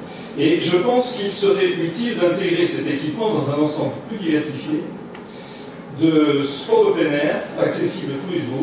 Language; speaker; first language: French; native; French